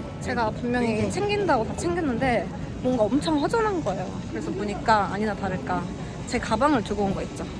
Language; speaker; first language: Korean; native; Korean